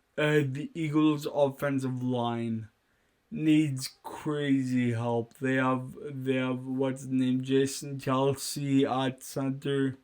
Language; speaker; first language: English; native; English